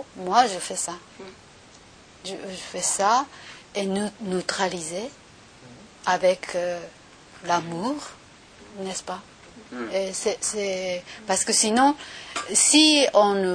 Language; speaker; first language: French; non-native, learner; Japanese